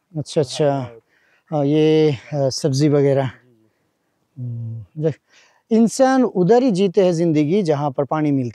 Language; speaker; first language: Hindi; non-native, fluent; Bangla